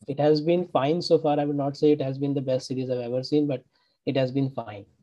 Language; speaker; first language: English; non-native, local second language; Hindi